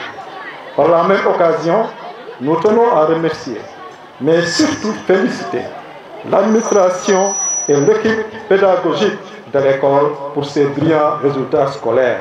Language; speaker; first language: French; non-native, local second language; Serer